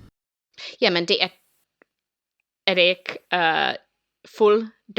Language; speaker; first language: Danish; non-native, learner; English